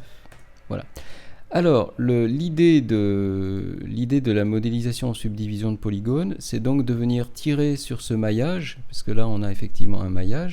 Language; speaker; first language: French; native; French